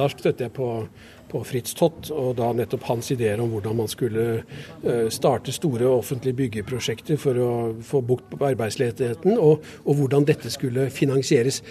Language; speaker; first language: Norwegian; native; Norwegian